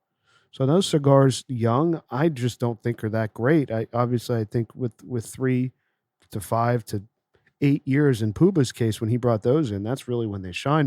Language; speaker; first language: English; native; English